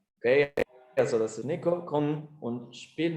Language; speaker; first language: German; non-native, fluent; Spanish